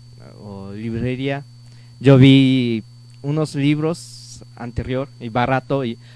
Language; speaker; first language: Spanish; non-native, learner; Japanese